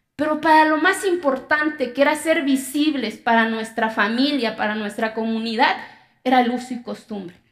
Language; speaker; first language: Spanish; non-native, local second language; Zapotec